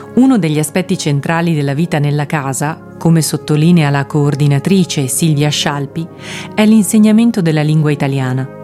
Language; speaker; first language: Italian; native; Italian